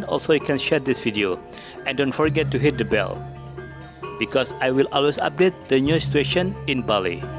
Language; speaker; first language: English; non-native, learner; Indonesian